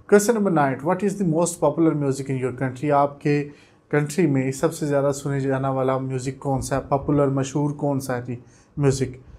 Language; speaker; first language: Urdu; non-native, local second language; Punjabi